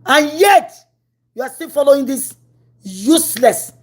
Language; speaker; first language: English; non-native, local second language; Yoruba